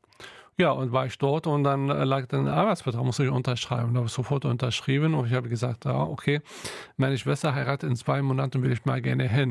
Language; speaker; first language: German; non-native, local second language; Arabic